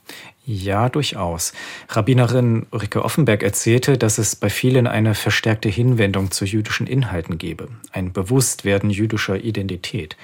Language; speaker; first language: German; native; German